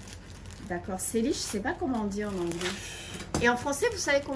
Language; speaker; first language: French; native; French